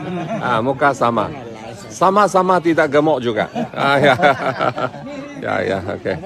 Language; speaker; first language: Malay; non-native, local second language; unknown